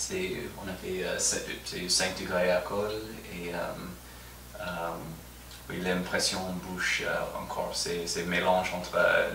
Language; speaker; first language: French; non-native, fluent; English